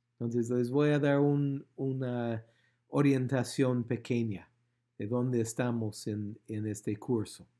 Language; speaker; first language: Spanish; non-native, fluent; English